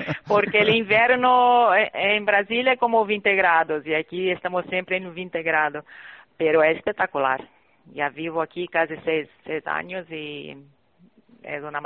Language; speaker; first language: Spanish; non-native, fluent; Portuguese